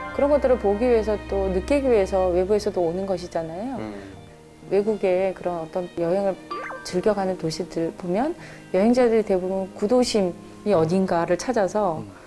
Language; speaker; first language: Korean; native; Korean